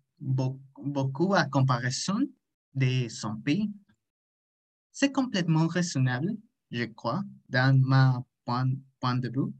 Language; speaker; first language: French; non-native, learner; Spanish